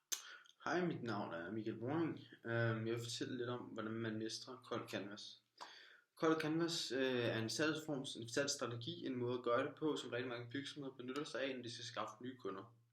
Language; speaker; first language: Danish; native; Danish